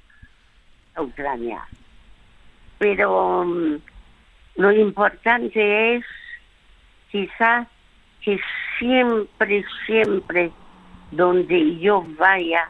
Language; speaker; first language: Spanish; early bilingual, other home language; French